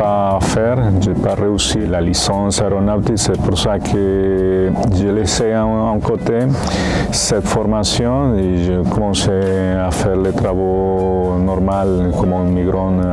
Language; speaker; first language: French; non-native, fluent; Spanish